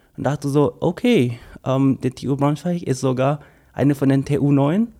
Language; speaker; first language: German; non-native, fluent; English